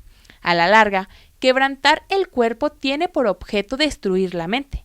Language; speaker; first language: Spanish; native; Spanish